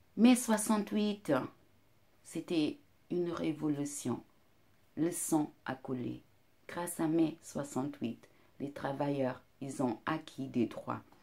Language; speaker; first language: French; non-native, fluent; Portuguese